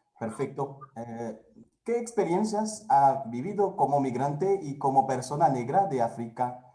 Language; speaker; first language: Spanish; non-native, fluent; Haitian Creole